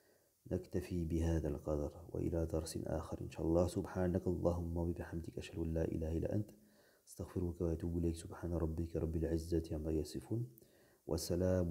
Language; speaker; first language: Arabic; non-native, fluent; French